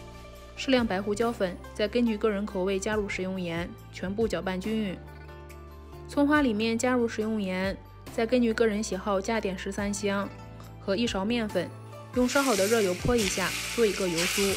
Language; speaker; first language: Chinese; native; Chinese